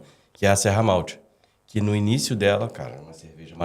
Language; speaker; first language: Portuguese; native; Portuguese